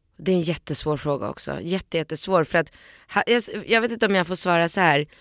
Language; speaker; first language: Swedish; early bilingual, other home language; Polish